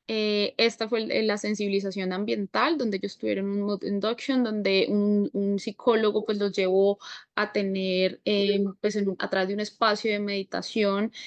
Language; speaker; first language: Spanish; native; Spanish